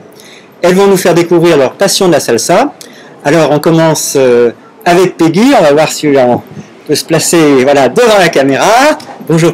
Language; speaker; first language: French; native; French